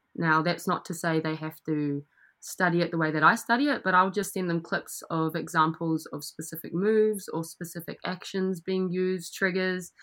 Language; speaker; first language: English; native; English